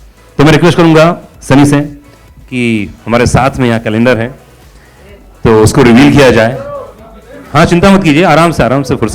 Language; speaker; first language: Hindi; native; Hindi